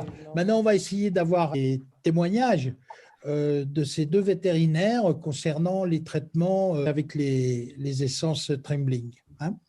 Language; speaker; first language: French; native; French